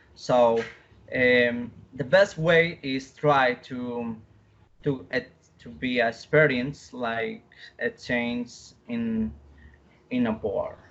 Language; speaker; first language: English; non-native, learner; Spanish